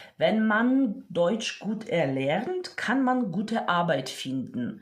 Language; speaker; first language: German; non-native, fluent; Ukrainian